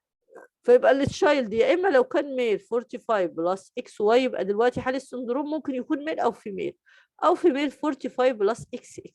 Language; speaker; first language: Arabic; native; Arabic